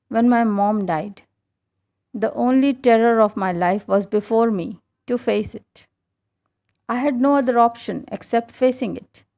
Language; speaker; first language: English; non-native, local second language; Hindi